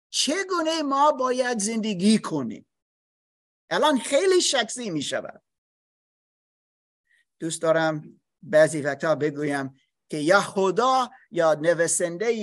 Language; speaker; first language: Persian; non-native, learner; English